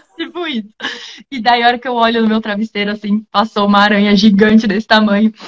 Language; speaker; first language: Portuguese; native; Portuguese